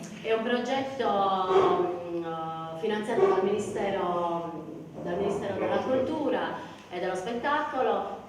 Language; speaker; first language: Italian; native; Italian